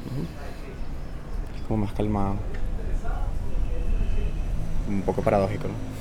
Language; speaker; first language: Spanish; native; Spanish